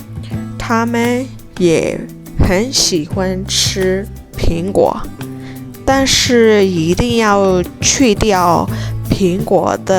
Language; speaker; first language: Chinese; non-native, fluent; Burmese